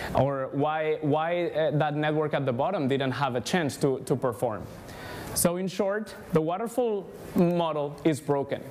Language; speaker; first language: English; non-native, fluent; Spanish